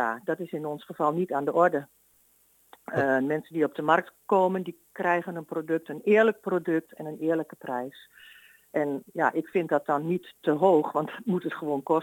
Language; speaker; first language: Dutch; native; Dutch